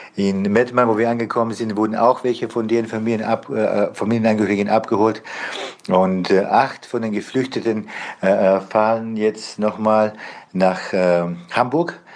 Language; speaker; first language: German; non-native, fluent; Bosnian